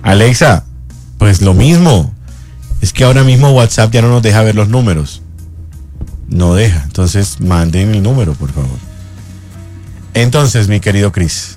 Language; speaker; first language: Spanish; native; Spanish